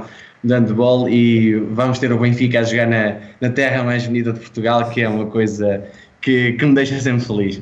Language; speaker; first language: Portuguese; native; Portuguese